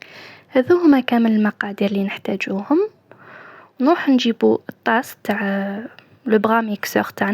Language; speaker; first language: Arabic; native; Arabic